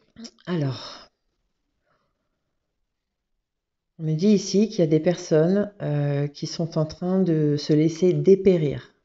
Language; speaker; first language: French; native; French